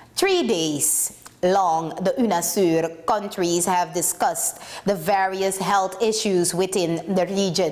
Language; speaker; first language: English; non-native, fluent; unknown